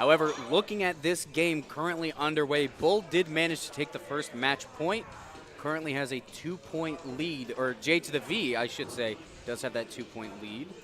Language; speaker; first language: English; native; English